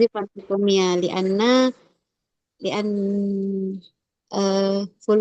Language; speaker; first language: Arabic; non-native, learner; Indonesian